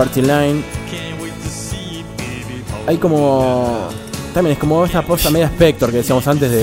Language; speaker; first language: Spanish; native; Spanish